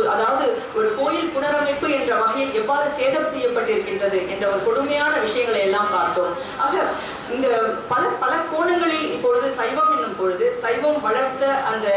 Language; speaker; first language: Tamil; early bilingual, heritage; Tamil